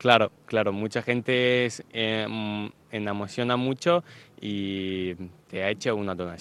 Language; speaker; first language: Spanish; non-native, fluent; Ukrainian